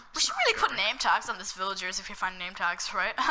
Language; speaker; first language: English; native; English